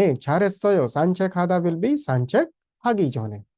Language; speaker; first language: Korean; non-native, fluent; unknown